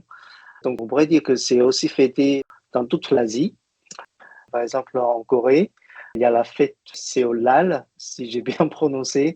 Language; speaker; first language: French; non-native, fluent; Chinese